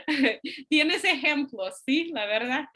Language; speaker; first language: Spanish; non-native, fluent; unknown